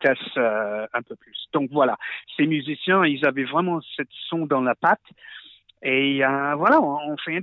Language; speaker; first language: French; non-native, fluent; English